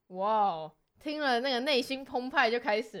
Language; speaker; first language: Chinese; native; Chinese